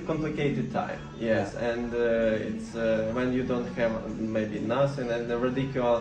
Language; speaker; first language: English; non-native, learner; Ukrainian